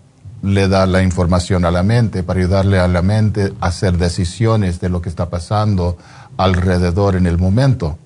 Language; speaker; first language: Spanish; non-native, fluent; English